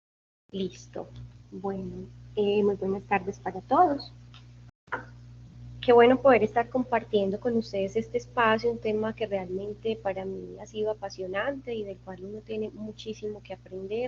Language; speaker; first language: Spanish; native; Spanish